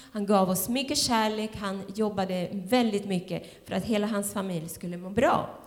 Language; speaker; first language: Swedish; non-native, fluent; Spanish